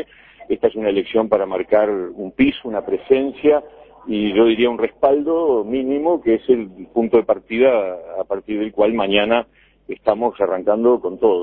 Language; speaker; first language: Spanish; native; Spanish